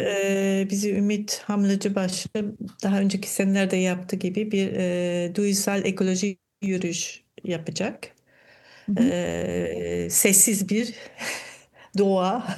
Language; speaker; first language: Turkish; non-native, fluent; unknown